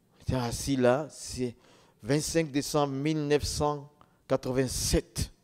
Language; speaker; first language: French; non-native, local second language; Dyula